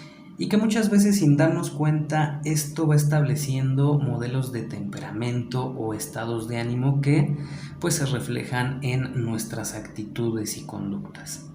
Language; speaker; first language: Spanish; native; Spanish